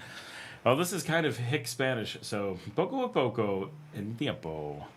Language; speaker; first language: Spanish; non-native, learner; English